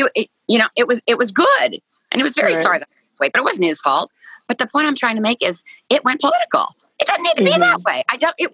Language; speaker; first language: English; native; English